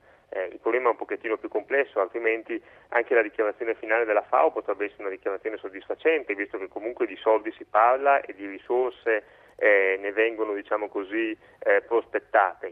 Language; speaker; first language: Italian; native; Italian